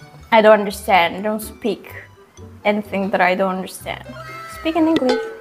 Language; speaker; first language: English; non-native, local second language; Filipino